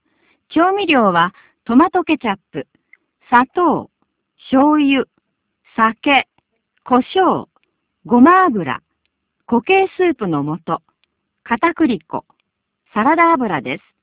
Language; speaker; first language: Japanese; native; Japanese